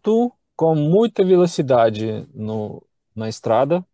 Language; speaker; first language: Portuguese; non-native, learner; Russian